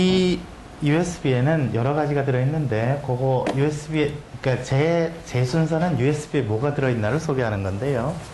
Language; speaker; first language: Korean; native; Korean